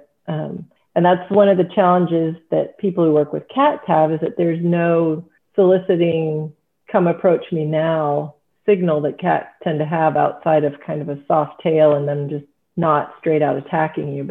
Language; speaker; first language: English; native; English